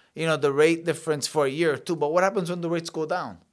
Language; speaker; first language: English; early bilingual, other home language; Italian